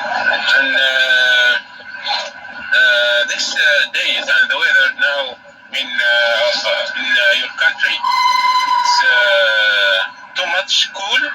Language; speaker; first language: English; non-native, learner; Arabic